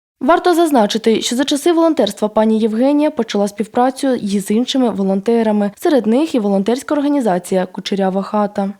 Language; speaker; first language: Ukrainian; native; Ukrainian